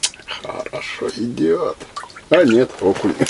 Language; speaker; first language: Russian; native; Russian